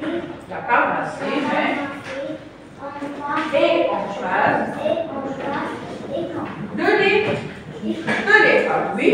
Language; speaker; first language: French; non-native, local second language; Arabic